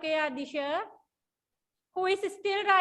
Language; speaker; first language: English; non-native, local second language; Sinhala